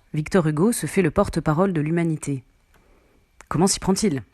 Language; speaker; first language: French; native; French